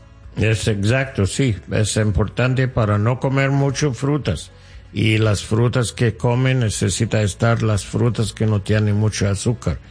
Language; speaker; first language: Spanish; non-native, fluent; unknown